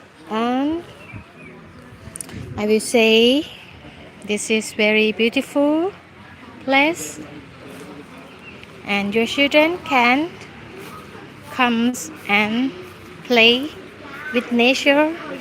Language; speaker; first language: English; non-native, learner; Thai